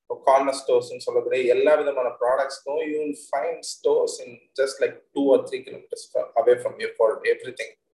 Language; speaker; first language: English; non-native, local second language; Tamil